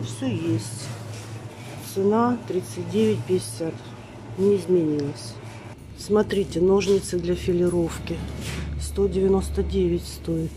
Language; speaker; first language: Russian; native; Russian